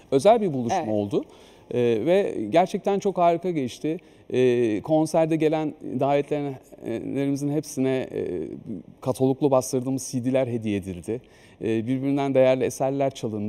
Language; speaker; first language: Turkish; native; Turkish